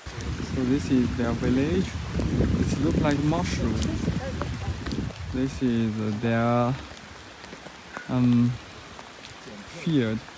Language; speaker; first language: English; non-native, learner; Chinese